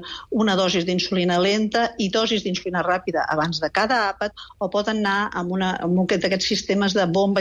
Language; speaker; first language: Catalan; native; Catalan